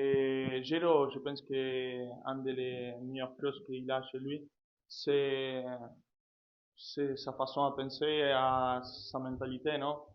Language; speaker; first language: French; non-native, fluent; Spanish